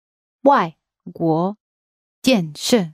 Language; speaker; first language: Chinese; non-native, learner; English